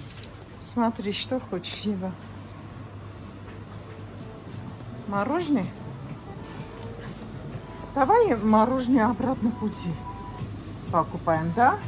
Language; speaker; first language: Russian; non-native, fluent; Armenian